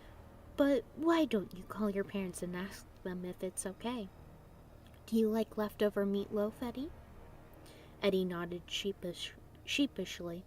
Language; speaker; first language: English; native; English